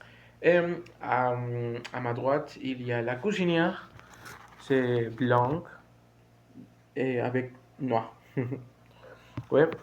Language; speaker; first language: French; non-native, learner; Spanish